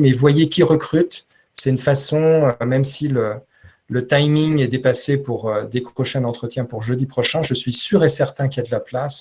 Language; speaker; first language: French; native; French